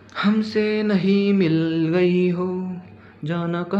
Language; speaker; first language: Hindi; non-native, local second language; Marathi